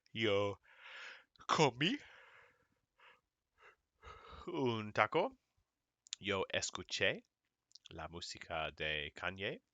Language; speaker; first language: Spanish; non-native, fluent; English